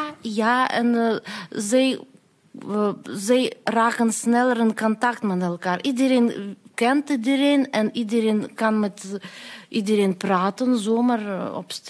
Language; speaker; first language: Dutch; non-native, fluent; Russian